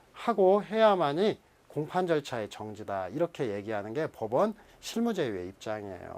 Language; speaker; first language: Korean; native; Korean